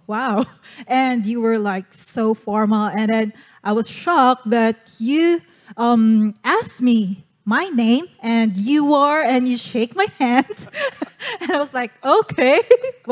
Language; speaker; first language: English; non-native, local second language; Cebuano